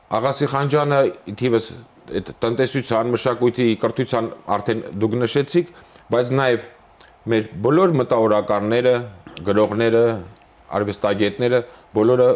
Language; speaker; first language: Armenian; native; Armenian